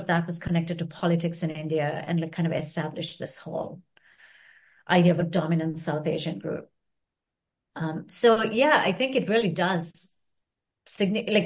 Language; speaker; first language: English; non-native, local second language; Sinhala